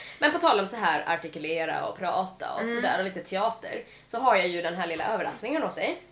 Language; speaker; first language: Swedish; native; Swedish